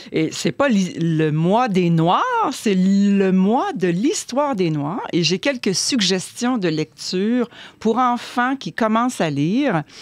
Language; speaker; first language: French; native; French